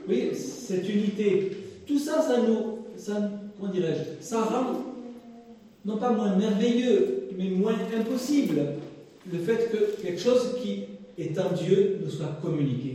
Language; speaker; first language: French; native; French